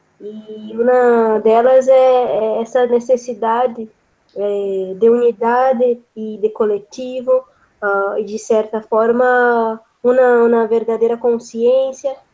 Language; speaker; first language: Portuguese; non-native, fluent; Spanish